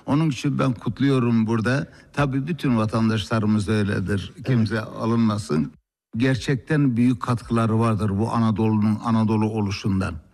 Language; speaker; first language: Turkish; native; Turkish